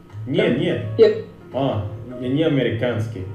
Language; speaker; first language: Russian; non-native, learner; Indonesian